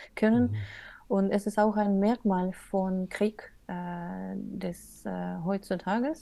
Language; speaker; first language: German; non-native, fluent; Russian